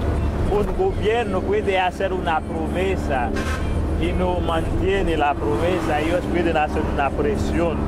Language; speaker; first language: Spanish; non-native, fluent; Haitian Creole